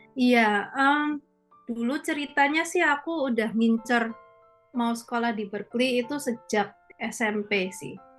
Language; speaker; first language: Indonesian; native; Indonesian